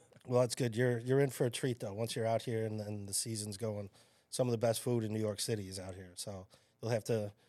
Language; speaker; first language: English; native; English